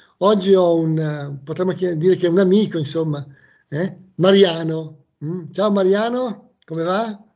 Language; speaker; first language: Italian; native; Italian